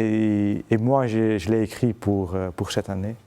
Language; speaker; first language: French; non-native, fluent; Dutch